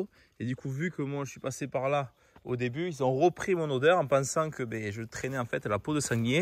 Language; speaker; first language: French; native; French